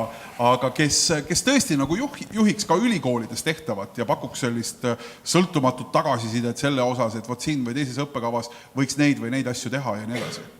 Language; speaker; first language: Estonian; native; Estonian